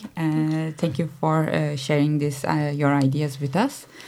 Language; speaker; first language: English; non-native, fluent; Turkish